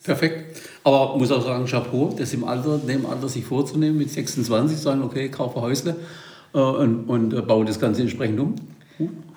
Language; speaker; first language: German; native; German